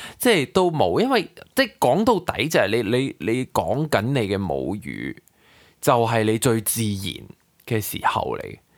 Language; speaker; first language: Cantonese; native; Cantonese